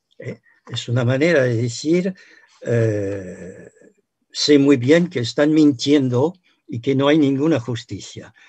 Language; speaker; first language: Spanish; non-native, fluent; French